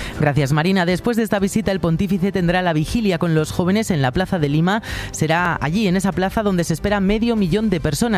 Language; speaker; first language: Spanish; native; Spanish